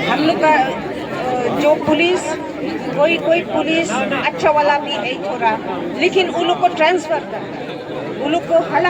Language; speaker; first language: Hindi; non-native, local second language; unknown